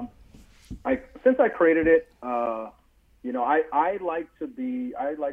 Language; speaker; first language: English; native; English